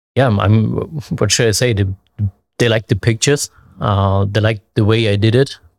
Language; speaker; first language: English; non-native, fluent; German